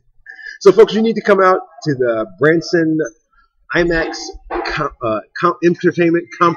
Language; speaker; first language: English; native; English